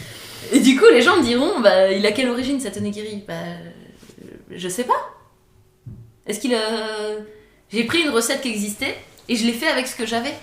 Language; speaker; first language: French; native; French